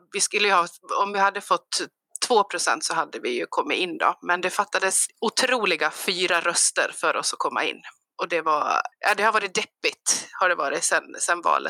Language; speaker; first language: Swedish; native; Swedish